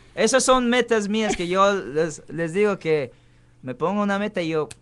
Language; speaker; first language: Spanish; early bilingual, heritage; Spanish